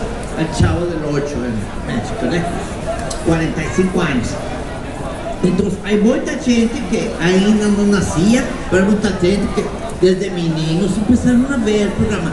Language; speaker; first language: Portuguese; non-native, learner; Spanish